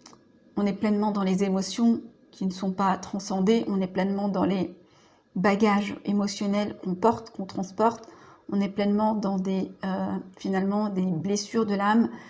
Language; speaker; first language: French; native; French